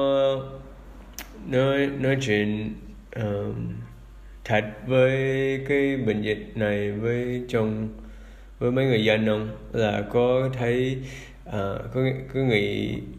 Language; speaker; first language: Vietnamese; early bilingual, heritage; English